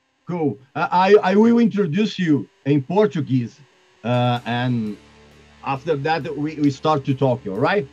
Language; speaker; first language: English; non-native, fluent; Portuguese